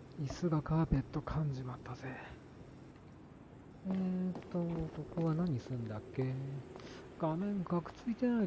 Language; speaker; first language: Japanese; native; Japanese